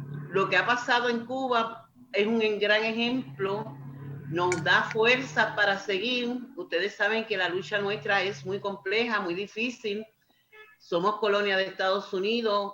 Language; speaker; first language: Spanish; native; Spanish